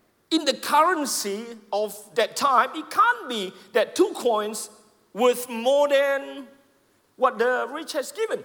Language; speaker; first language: English; non-native, fluent; Indonesian